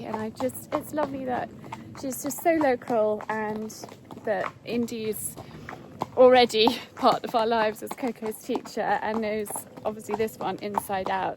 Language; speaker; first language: English; native; English